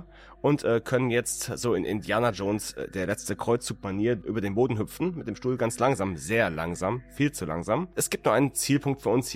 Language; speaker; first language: German; native; German